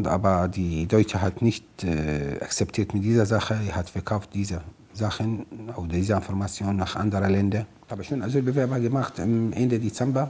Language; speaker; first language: German; non-native, learner; Arabic